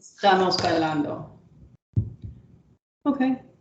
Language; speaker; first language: Spanish; non-native, learner; English